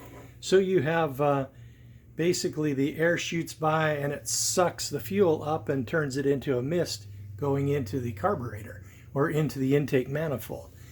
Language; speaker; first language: English; native; English